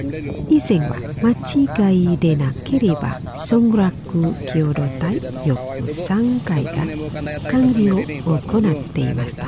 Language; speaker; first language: Japanese; non-native, fluent; Indonesian